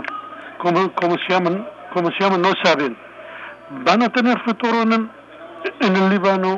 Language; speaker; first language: Spanish; non-native, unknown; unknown